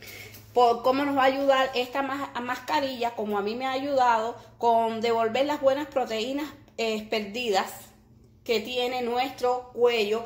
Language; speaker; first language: Spanish; native; Spanish